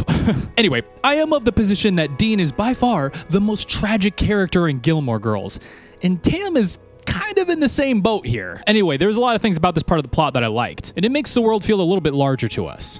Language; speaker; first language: English; native; English